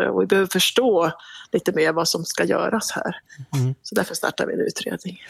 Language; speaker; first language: Swedish; native; Swedish